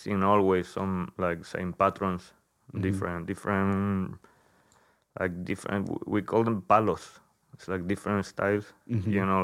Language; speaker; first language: English; non-native, fluent; Spanish